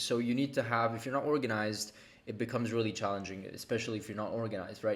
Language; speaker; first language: English; native; English